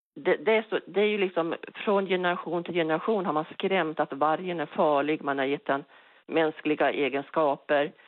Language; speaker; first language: Swedish; native; Swedish